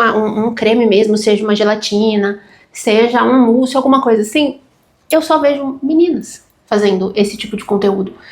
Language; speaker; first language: Portuguese; native; Portuguese